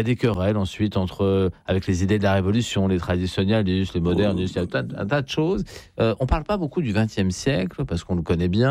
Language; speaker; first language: French; native; French